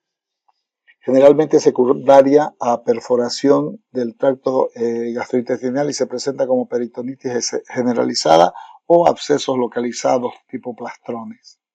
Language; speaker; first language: Spanish; native; Spanish